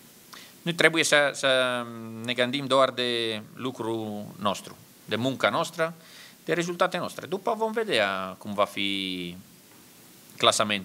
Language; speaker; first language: Romanian; non-native, learner; Italian